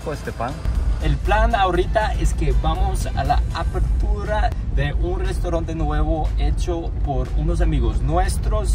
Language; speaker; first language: Spanish; non-native, fluent; English